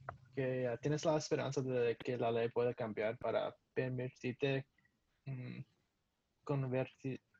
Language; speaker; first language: Spanish; non-native, learner; English